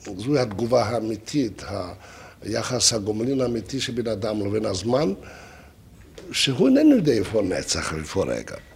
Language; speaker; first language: Hebrew; non-native, fluent; Russian